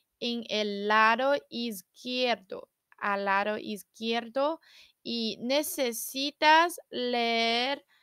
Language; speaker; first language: Spanish; non-native, learner; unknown